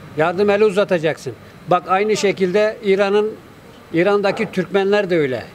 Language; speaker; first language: Turkish; native; Turkish